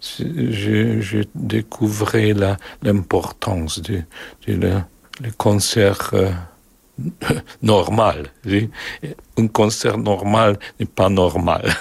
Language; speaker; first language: French; non-native, learner; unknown